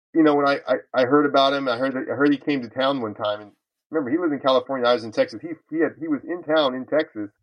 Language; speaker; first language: English; native; English